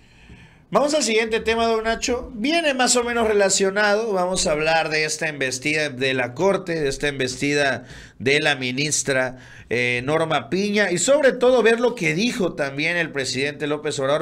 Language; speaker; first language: Spanish; native; Spanish